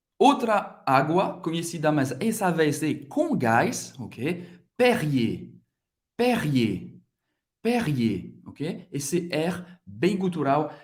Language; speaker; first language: Portuguese; non-native, fluent; French